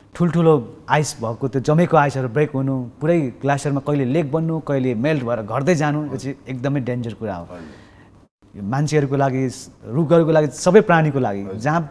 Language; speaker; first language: Nepali; non-native, local second language; Sherpa